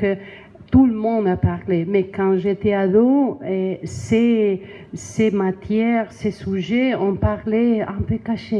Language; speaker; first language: French; non-native, learner; Spanish